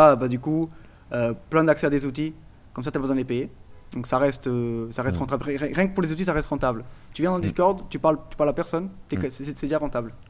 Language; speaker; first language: French; non-native, fluent; Portuguese